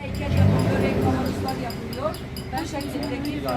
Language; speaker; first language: Turkish; non-native, learner; Arabic